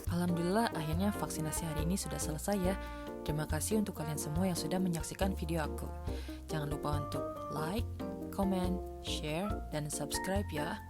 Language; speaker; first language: Indonesian; native; Indonesian